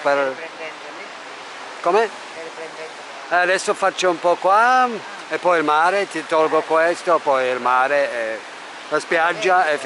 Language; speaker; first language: Italian; non-native, fluent; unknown